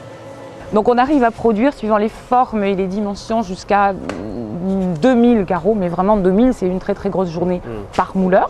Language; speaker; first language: French; native; French